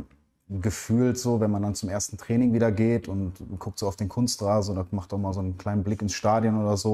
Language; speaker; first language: German; native; German